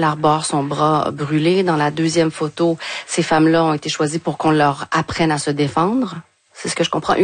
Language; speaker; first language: French; native; French